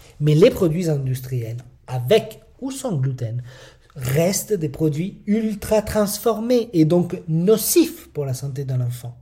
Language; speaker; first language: French; non-native, fluent; Italian